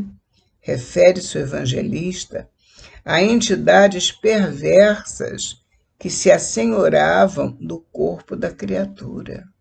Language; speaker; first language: Portuguese; native; Portuguese